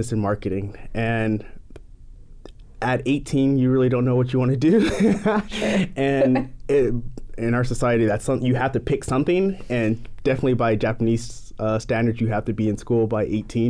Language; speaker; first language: English; non-native, fluent; Japanese